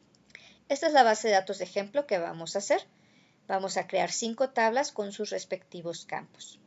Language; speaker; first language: Spanish; native; Spanish